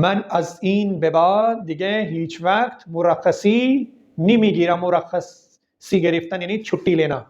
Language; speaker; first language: Persian; non-native, fluent; Urdu